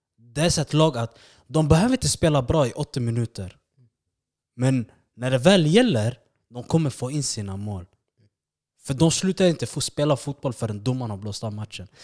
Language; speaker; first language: Swedish; early bilingual, other home language; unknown